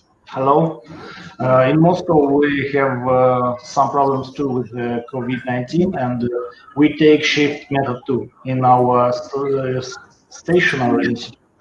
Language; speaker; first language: English; non-native, learner; Russian